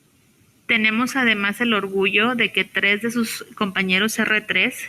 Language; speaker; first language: Spanish; native; Spanish